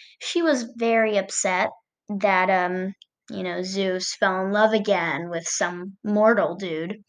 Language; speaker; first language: English; native; English